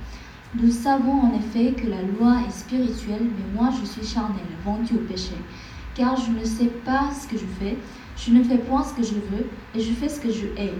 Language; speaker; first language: French; non-native, fluent; Korean